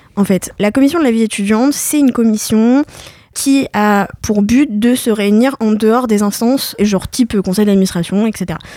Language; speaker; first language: French; native; French